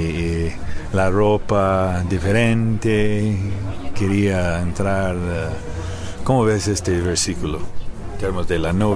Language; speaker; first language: Spanish; non-native, learner; English